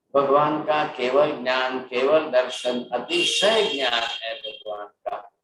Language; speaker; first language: Hindi; non-native, local second language; Gujarati